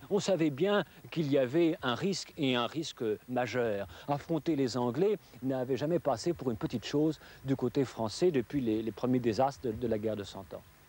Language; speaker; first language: French; native; French